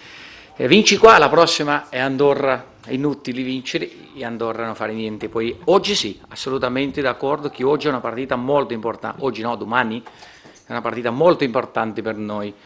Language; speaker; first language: Italian; non-native, fluent; Portuguese